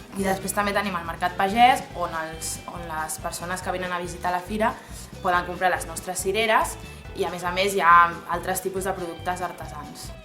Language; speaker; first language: Catalan; native; Catalan